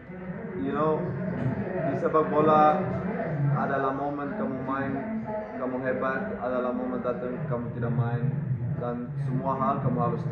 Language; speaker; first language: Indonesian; non-native, fluent; Dutch